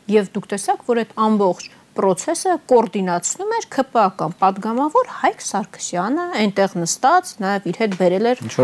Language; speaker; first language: Armenian; native; Armenian